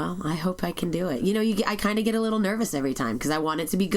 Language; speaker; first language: English; native; English